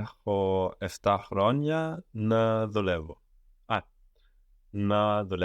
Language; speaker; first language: Greek; non-native, learner; English